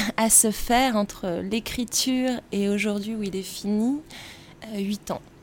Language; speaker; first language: French; native; French